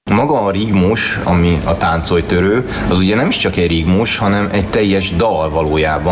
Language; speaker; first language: Hungarian; native; Hungarian